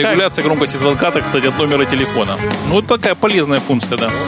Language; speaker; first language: Russian; native; Russian